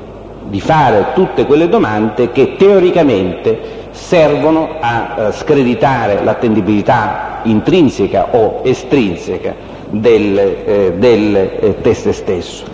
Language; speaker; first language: Italian; native; Italian